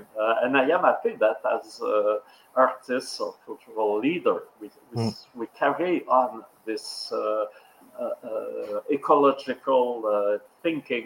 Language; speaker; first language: English; non-native, local second language; French